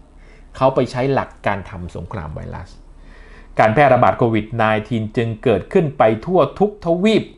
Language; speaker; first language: Thai; native; Thai